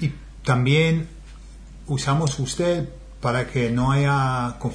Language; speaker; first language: Spanish; non-native, fluent; English